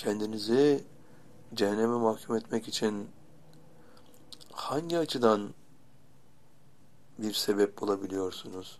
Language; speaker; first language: Turkish; native; Turkish